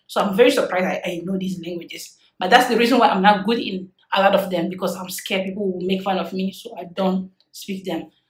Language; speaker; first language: English; non-native, fluent; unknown